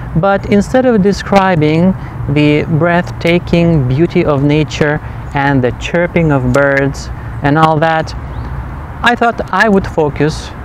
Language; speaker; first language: English; non-native, fluent; Russian